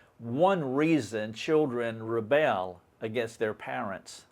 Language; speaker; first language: English; native; English